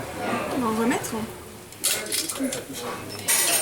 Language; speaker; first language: French; non-native, fluent; Chinese